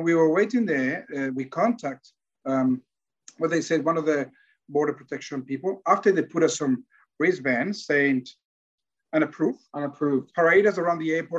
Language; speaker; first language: English; non-native, fluent; Spanish